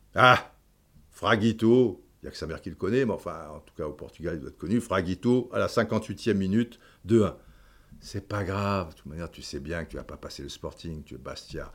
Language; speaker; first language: French; native; French